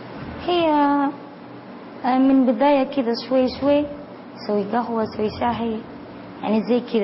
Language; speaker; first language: Arabic; non-native, learner; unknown